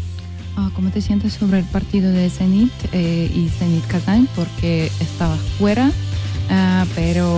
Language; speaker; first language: Spanish; non-native, learner; Russian